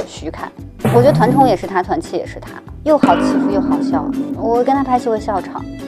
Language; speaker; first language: Chinese; native; Chinese